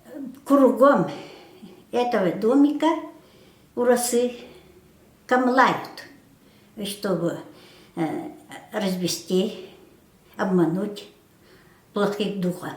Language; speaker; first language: Russian; non-native, local second language; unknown